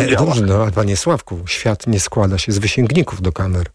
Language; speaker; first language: Polish; native; Polish